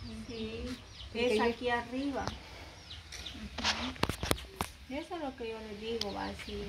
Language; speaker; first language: Spanish; native; Spanish